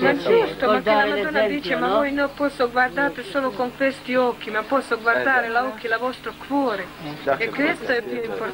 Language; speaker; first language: Italian; non-native, learner; Croatian